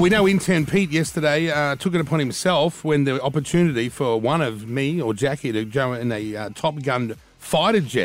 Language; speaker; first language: English; native; English